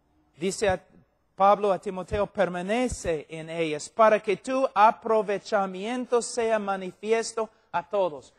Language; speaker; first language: Spanish; non-native, fluent; English